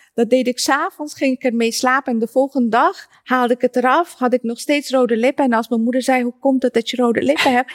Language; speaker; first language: Dutch; early bilingual, other home language; Persian